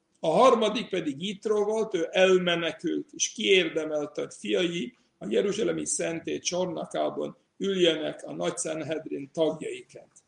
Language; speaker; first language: Hungarian; non-native, fluent; English